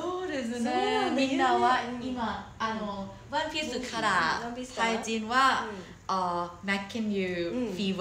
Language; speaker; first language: Japanese; non-native, learner; Thai